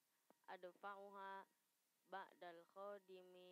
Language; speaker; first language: Arabic; non-native, learner; Indonesian